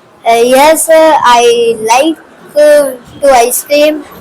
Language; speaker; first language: English; non-native, learner; Hindi